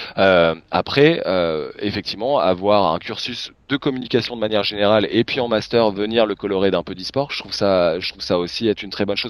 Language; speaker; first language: French; native; French